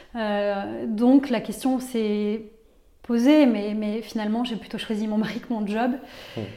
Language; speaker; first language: French; native; French